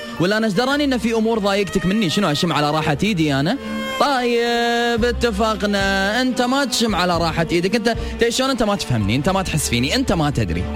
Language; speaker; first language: Arabic; native; Arabic